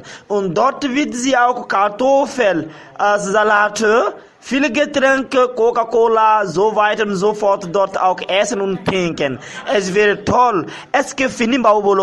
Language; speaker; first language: German; non-native, learner; Bambara